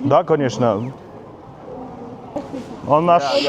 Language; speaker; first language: Russian; non-native, fluent; Mongolian